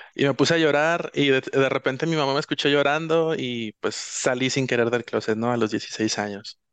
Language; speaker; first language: Spanish; native; Spanish